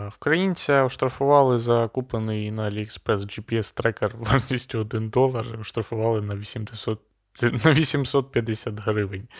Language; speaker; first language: Ukrainian; non-native, local second language; Russian